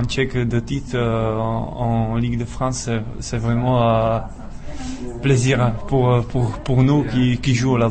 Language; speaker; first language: French; non-native, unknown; Czech